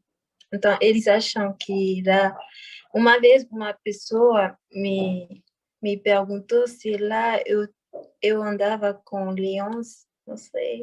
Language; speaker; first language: Portuguese; non-native, fluent; French